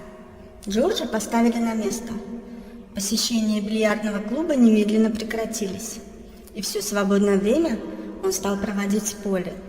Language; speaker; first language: Russian; native; Russian